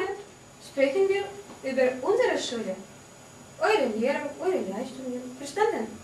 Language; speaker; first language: German; non-native, fluent; Russian